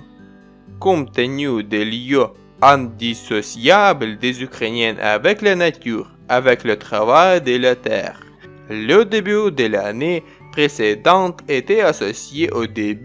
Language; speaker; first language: French; non-native, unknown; Ukrainian